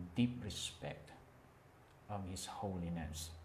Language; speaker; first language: English; non-native, local second language; Filipino